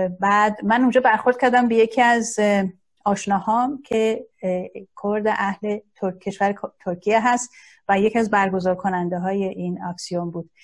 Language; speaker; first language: Persian; non-native, local second language; Azerbaijani